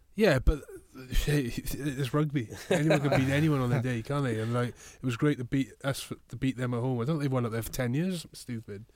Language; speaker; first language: English; native; English